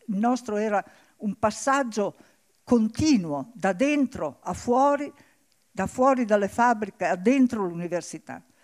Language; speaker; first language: Italian; native; Italian